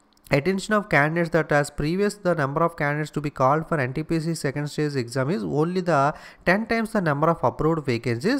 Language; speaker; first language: English; non-native, local second language; Telugu